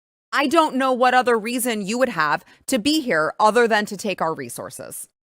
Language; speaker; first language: English; native; English